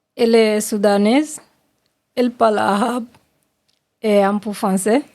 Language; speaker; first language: French; non-native, learner; Bangla